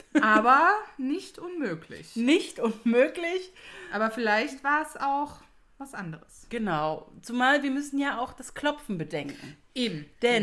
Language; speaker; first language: German; native; German